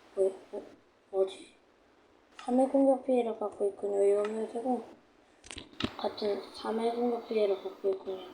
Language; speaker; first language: Korean; native; Korean